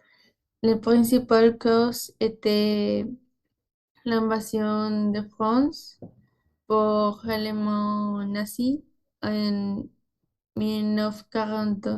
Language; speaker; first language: French; non-native, learner; Spanish